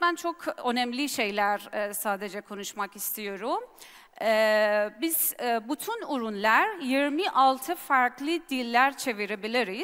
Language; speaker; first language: Turkish; non-native, learner; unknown